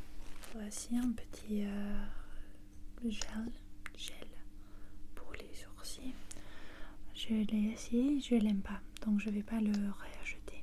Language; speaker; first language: French; non-native, learner; English